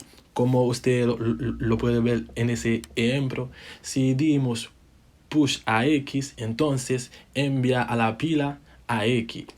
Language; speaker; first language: Spanish; non-native, fluent; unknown